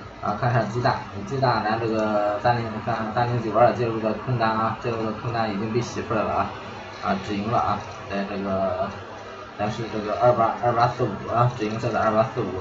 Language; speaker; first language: Chinese; native; Chinese